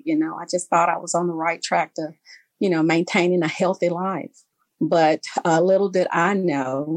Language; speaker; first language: English; native; English